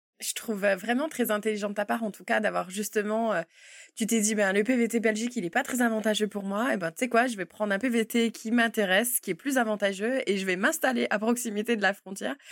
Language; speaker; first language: French; native; French